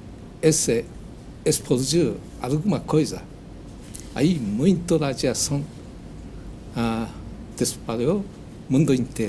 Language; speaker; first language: Portuguese; non-native, learner; Japanese